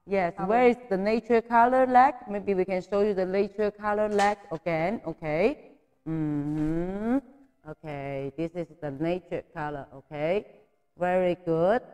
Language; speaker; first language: English; non-native, fluent; Chinese